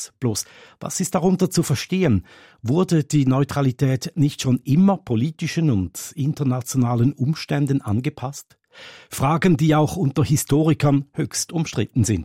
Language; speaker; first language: German; native; German